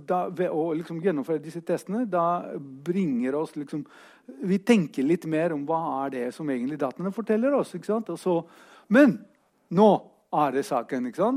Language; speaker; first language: Norwegian; non-native, fluent; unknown